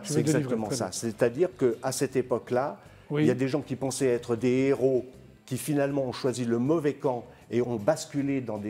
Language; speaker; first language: French; native; French